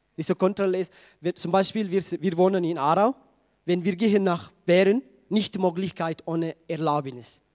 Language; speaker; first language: German; non-native, fluent; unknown